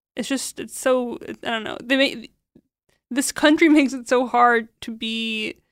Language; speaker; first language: English; early bilingual, other home language; Arabic